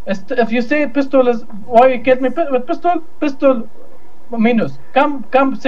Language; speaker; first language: English; non-native, learner; Uzbek